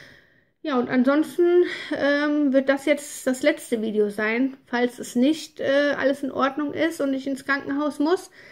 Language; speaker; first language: German; native; German